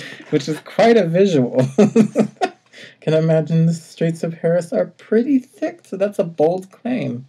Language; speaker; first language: English; native; English